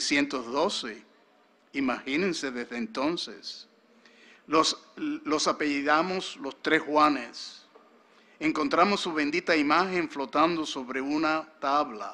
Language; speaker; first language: Spanish; native; Spanish